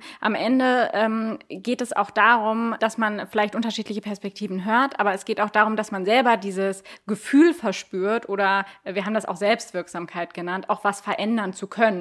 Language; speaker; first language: German; native; German